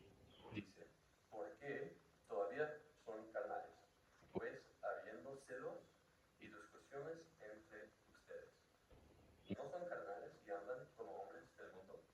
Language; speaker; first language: Spanish; non-native, fluent; English